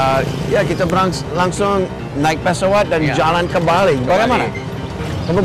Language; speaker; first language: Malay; non-native, fluent; English